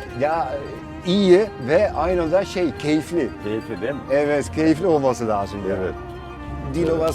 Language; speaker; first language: Turkish; non-native, fluent; Dutch